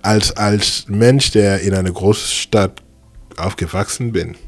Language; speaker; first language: German; non-native, fluent; French